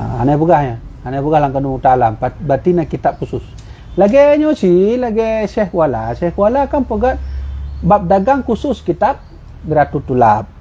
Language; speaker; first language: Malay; non-native, local second language; Achinese